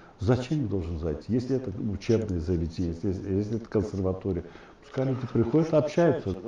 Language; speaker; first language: Russian; non-native, local second language; Azerbaijani